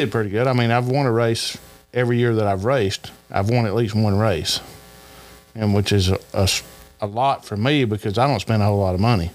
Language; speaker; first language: English; native; English